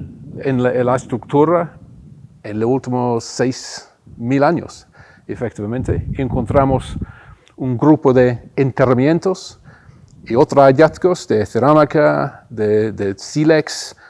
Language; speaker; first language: Spanish; non-native, fluent; English